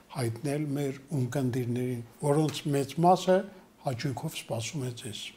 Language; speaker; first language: Armenian; native; Armenian